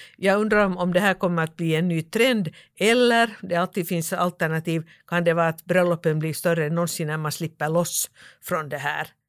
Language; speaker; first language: Swedish; native; Swedish